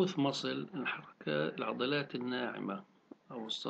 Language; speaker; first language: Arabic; native; Arabic